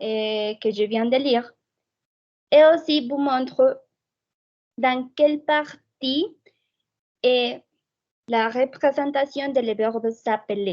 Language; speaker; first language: French; non-native, fluent; Spanish